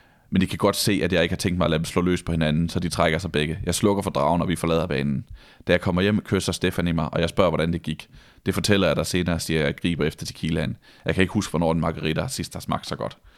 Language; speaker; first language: Danish; native; Danish